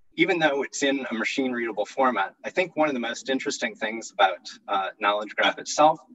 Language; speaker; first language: English; native; English